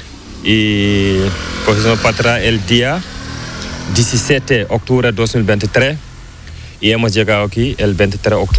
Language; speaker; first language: Spanish; non-native, learner; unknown